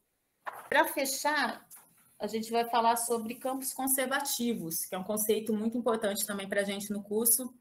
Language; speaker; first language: Portuguese; native; Portuguese